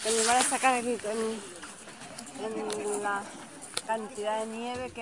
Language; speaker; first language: Spanish; native; Spanish